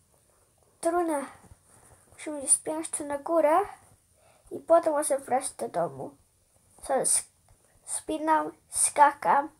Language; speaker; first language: Polish; early bilingual, heritage; Polish